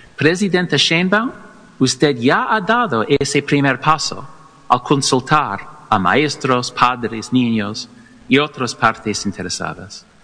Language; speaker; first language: Spanish; non-native, learner; English